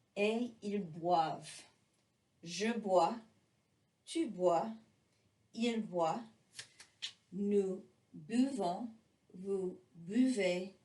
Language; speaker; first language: French; non-native, fluent; English